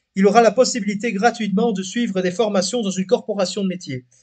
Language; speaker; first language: French; native; French